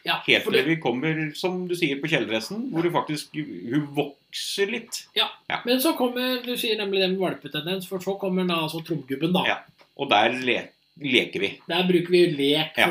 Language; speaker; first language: Norwegian; native; Norwegian